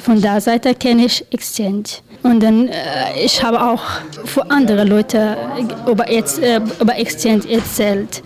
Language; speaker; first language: German; non-native, learner; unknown